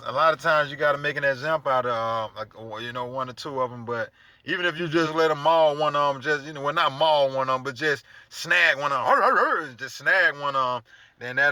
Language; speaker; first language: English; native; English